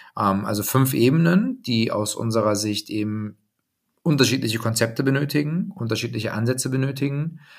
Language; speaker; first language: German; native; German